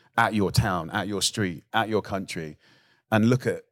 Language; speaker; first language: English; native; English